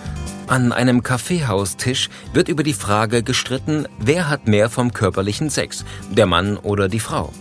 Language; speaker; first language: German; native; German